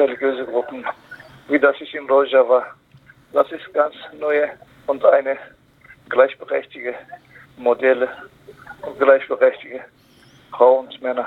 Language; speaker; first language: German; non-native, learner; Kurdish